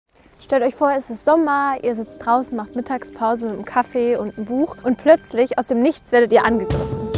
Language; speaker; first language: German; native; German